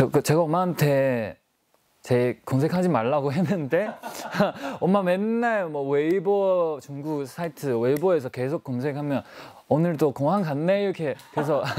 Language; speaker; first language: Korean; non-native, learner; Chinese